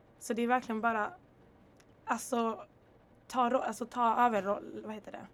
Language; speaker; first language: Swedish; early bilingual, other home language; Kinyarwanda